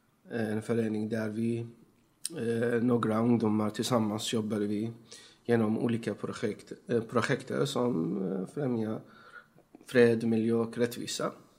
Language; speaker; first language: Swedish; non-native, fluent; Persian